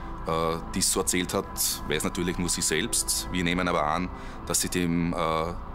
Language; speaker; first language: German; native; German